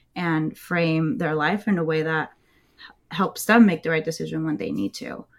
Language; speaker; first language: English; early bilingual, other home language; Spanish